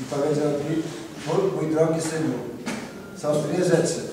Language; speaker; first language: Polish; native; Polish